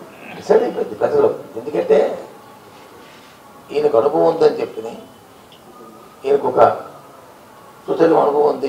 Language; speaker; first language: Telugu; native; Telugu